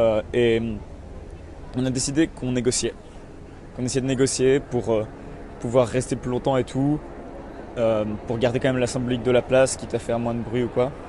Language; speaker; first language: French; native; French